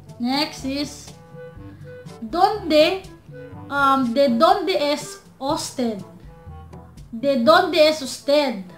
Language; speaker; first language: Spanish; non-native, learner; Filipino